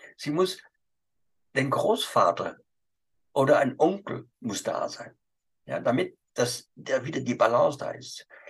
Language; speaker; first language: German; non-native, fluent; French